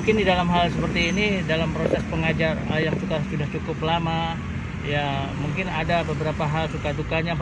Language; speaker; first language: Indonesian; native; Indonesian